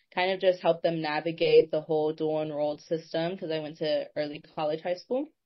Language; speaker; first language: English; native; English